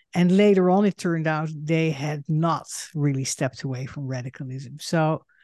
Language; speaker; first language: English; non-native, fluent; Dutch